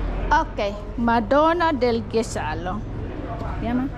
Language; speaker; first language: Italian; non-native, learner; Filipino